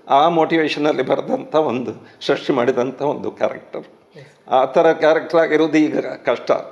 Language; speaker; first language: Kannada; native; Kannada